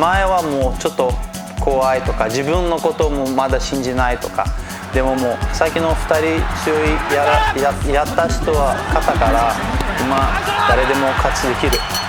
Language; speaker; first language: Japanese; non-native, learner; Portuguese